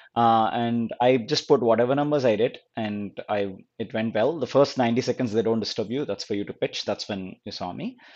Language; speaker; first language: English; non-native, local second language; Telugu